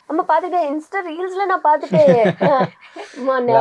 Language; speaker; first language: Tamil; non-native, learner; Telugu